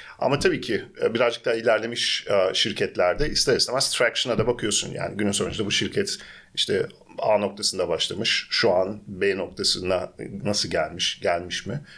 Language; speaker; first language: Turkish; early bilingual, heritage; Turkish